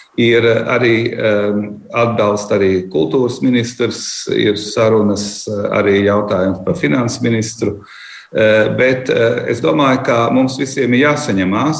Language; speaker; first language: Latvian; native; Latvian